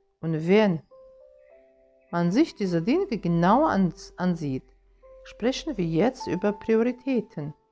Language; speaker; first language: German; non-native, fluent; Russian